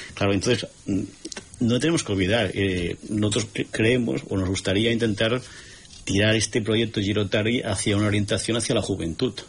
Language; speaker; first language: Spanish; non-native, local second language; Catalan